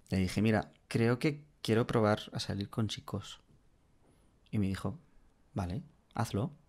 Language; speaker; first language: Spanish; non-native, fluent; English